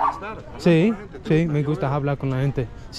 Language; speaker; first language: Spanish; non-native, learner; English